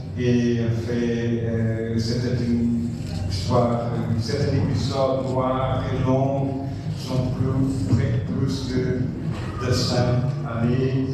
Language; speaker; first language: French; non-native, fluent; Portuguese